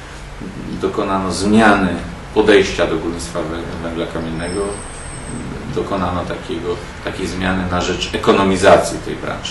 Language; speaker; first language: Polish; native; Polish